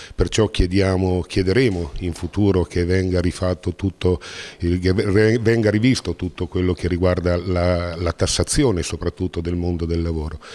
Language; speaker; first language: Italian; native; Italian